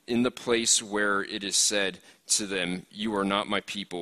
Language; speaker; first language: English; native; English